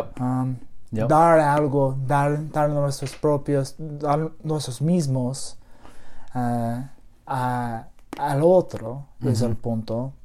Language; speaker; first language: Spanish; non-native, learner; English